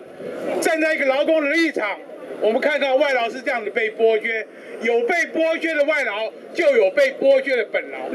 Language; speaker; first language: Chinese; native; Chinese